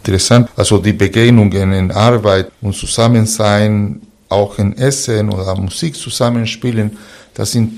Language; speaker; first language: German; non-native, learner; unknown